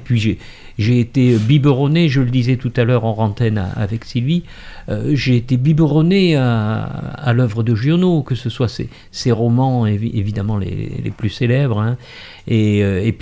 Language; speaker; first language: French; native; French